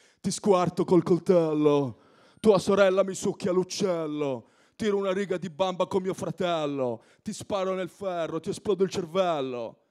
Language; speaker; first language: Italian; native; Italian